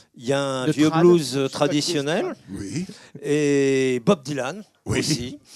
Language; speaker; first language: French; native; French